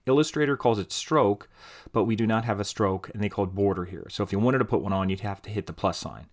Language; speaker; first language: English; native; English